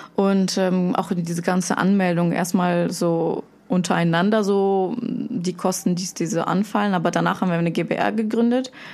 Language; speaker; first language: German; early bilingual, other home language; Russian